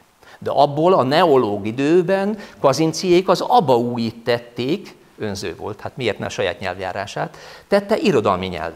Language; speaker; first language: Hungarian; native; Hungarian